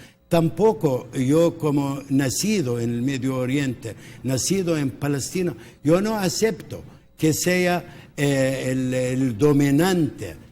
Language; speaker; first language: Spanish; non-native, local second language; Arabic